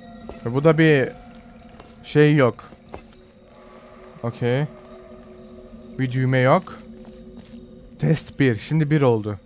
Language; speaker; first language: Turkish; early bilingual, heritage; Turkish